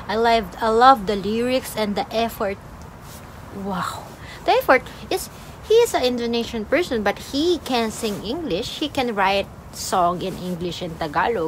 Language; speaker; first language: English; non-native, local second language; Filipino